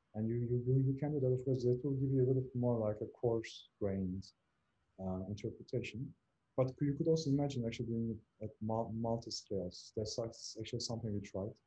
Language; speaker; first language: English; non-native, fluent; Turkish